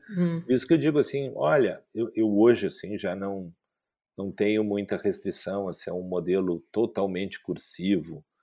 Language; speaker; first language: Portuguese; native; Portuguese